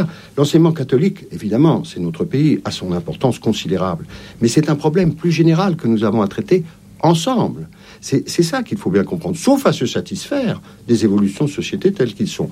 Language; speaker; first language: French; native; French